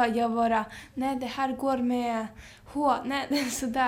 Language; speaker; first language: Swedish; early bilingual, heritage; Swedish